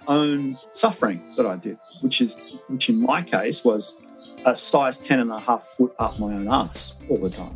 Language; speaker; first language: English; native; English